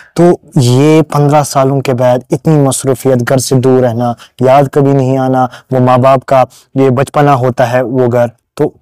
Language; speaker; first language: Hindi; non-native, local second language; Kashmiri